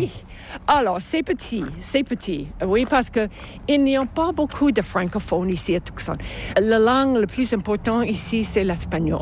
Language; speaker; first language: French; non-native, local second language; English